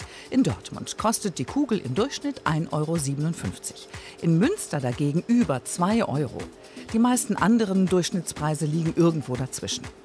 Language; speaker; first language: German; native; German